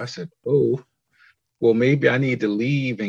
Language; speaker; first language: English; native; English